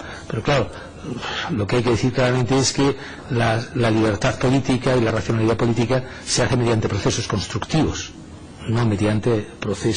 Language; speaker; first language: Spanish; native; Spanish